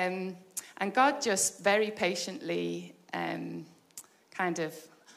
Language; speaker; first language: English; native; English